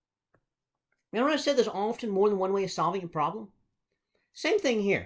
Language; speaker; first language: English; native; English